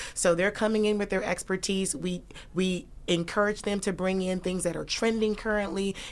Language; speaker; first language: English; native; English